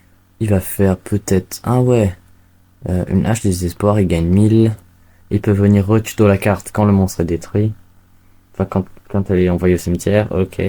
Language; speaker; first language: French; native; French